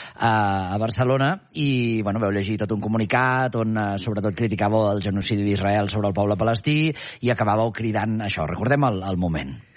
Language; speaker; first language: Catalan; native; Catalan